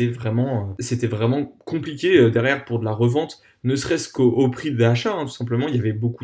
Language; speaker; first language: French; native; French